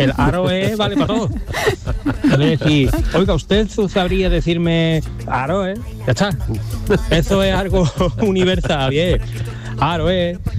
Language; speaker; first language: Spanish; native; Spanish